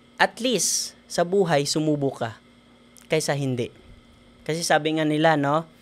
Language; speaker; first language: Filipino; non-native, local second language; Hiligaynon